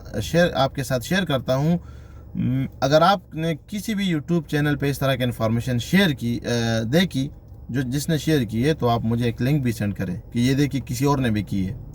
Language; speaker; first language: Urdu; non-native, local second language; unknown